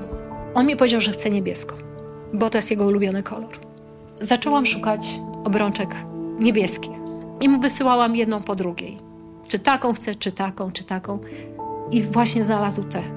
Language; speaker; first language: Polish; native; Polish